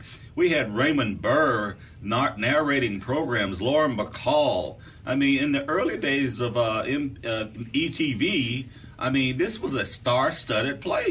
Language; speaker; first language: English; native; English